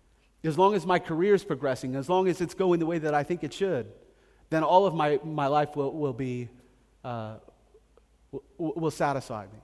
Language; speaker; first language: English; native; English